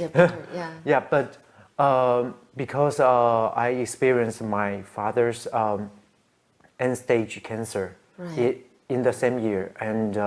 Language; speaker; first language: English; non-native, learner; Chinese